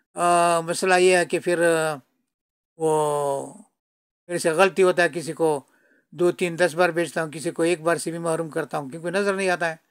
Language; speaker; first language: Urdu; non-native, local second language; Pashto